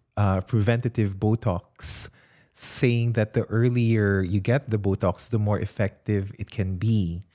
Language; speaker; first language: English; non-native, local second language; Filipino